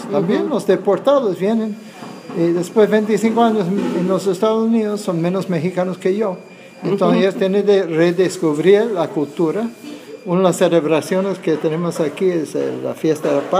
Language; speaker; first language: Spanish; non-native, fluent; English